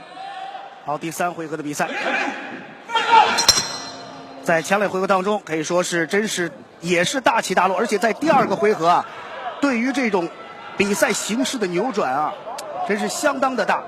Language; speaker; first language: Chinese; native; Chinese